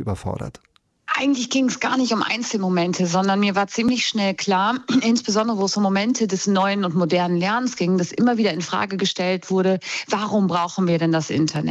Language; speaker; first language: German; native; German